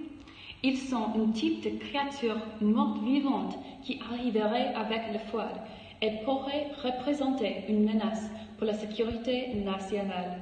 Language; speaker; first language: French; non-native, learner; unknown